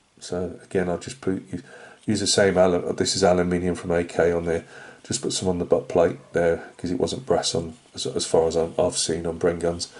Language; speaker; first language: English; native; English